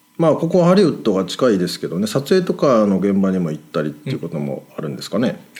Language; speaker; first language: Japanese; native; Japanese